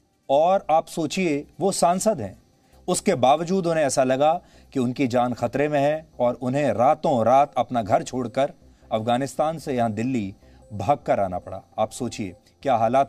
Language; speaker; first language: Hindi; native; Hindi